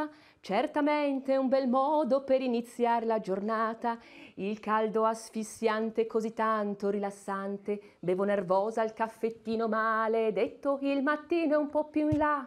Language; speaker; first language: Italian; native; Italian